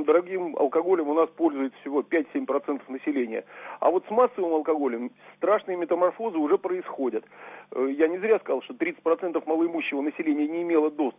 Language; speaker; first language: Russian; native; Russian